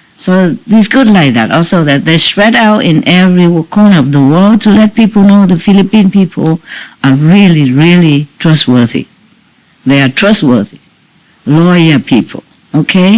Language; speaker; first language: English; non-native, fluent; Vietnamese